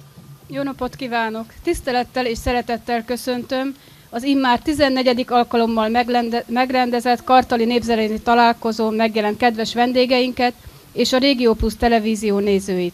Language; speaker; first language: Hungarian; native; Hungarian